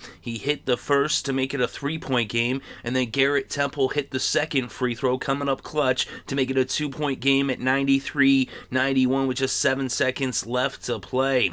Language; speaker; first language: English; native; English